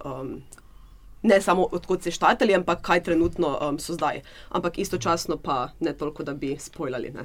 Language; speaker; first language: Slovenian; native; Slovenian